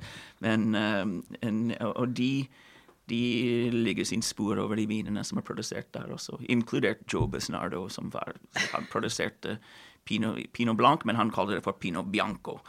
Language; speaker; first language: Norwegian; non-native, fluent; English